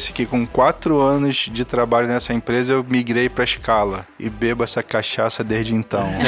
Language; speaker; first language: Portuguese; native; Portuguese